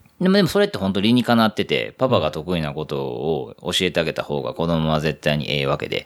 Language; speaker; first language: Japanese; native; Japanese